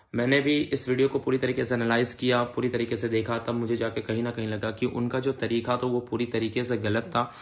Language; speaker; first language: Hindi; native; Hindi